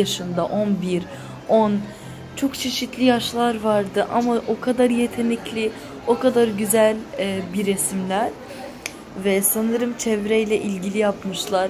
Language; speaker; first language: Turkish; early bilingual, other home language; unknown